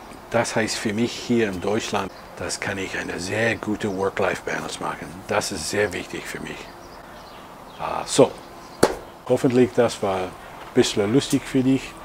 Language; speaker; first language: German; non-native, learner; English